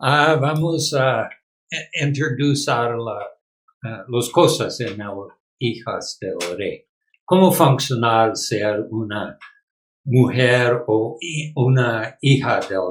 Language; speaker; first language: Spanish; non-native, learner; English